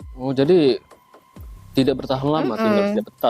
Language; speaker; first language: Indonesian; native; Indonesian